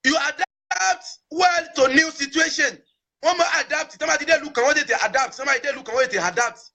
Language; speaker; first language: English; non-native, local second language; Yoruba